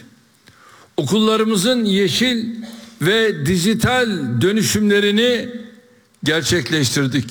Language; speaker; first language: Turkish; native; Turkish